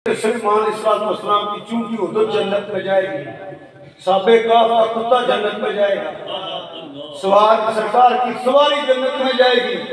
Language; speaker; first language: Urdu; non-native, local second language; Punjabi